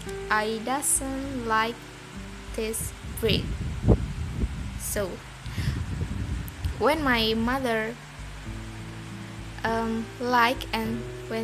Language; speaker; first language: English; non-native, learner; Indonesian